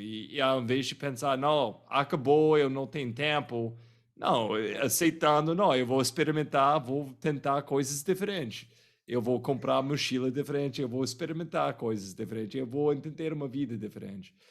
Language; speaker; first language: Portuguese; non-native, fluent; English